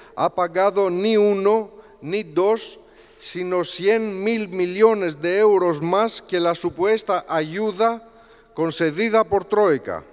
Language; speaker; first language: Spanish; non-native, fluent; Greek